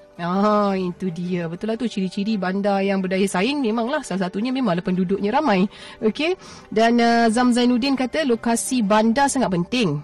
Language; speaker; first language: Malay; native; Malay